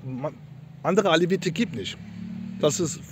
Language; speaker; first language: German; non-native, learner; Turkish